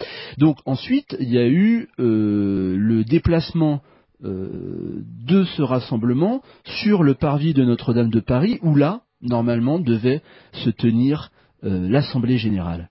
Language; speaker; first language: French; native; French